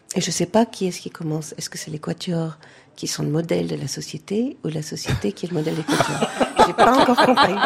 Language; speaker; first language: French; native; French